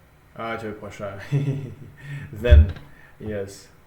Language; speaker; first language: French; non-native, learner; Russian